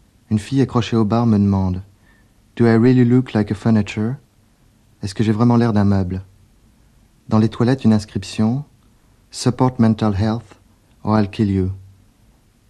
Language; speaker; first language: French; native; French